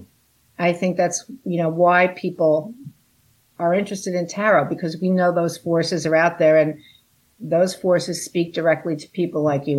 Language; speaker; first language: English; native; English